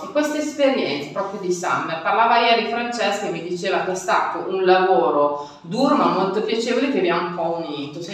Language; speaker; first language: Italian; native; Italian